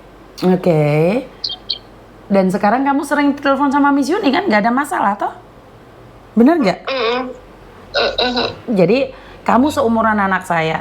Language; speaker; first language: Indonesian; non-native, local second language; Javanese